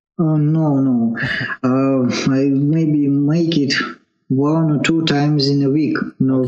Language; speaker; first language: English; non-native, learner; Russian